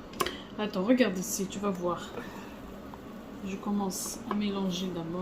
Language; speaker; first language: French; non-native, fluent; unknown